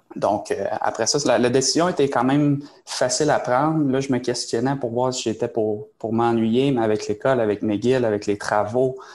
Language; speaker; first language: French; native; French